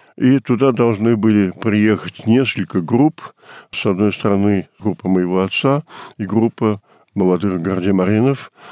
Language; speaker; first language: Russian; early bilingual, heritage; Russian